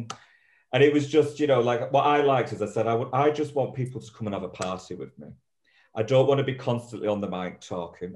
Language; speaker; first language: English; native; English